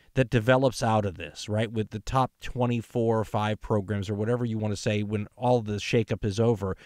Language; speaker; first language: English; native; English